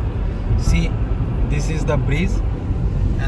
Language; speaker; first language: English; non-native, local second language; Hindi